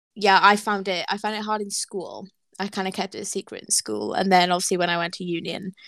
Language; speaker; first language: English; native; English